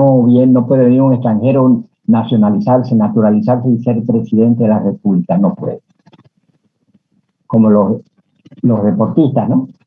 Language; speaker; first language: Spanish; native; Spanish